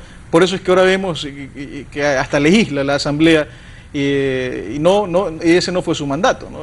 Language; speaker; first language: Spanish; native; Spanish